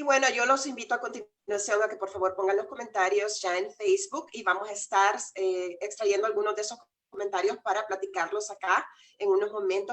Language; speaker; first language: Spanish; native; Spanish